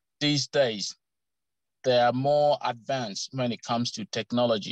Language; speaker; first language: English; non-native, local second language; Igbo